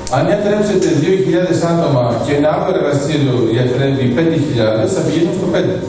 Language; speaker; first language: Greek; early bilingual, heritage; Greek